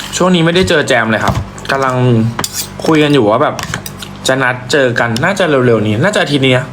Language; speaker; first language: Thai; native; Thai